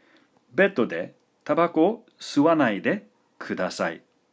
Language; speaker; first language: Japanese; non-native, fluent; English